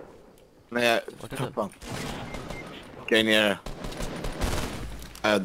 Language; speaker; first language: Swedish; native; Swedish